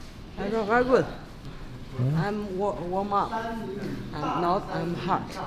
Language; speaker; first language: English; non-native, learner; Chinese